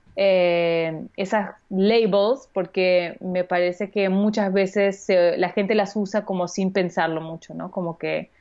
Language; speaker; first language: Spanish; early bilingual, heritage; Spanish